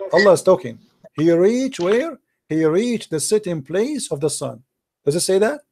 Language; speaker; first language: English; non-native, fluent; Arabic